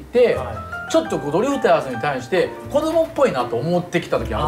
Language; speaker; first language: Japanese; native; Japanese